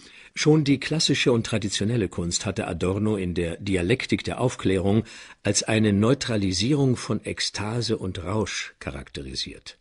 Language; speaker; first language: German; native; German